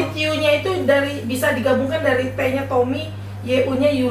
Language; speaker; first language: Indonesian; native; Indonesian